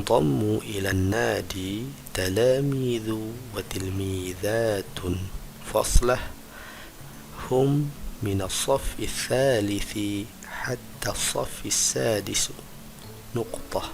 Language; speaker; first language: Arabic; non-native, fluent; Malay